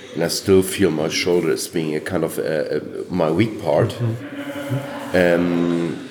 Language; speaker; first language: English; non-native, fluent; German